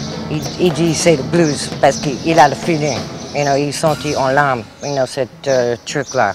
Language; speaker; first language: French; non-native, fluent; English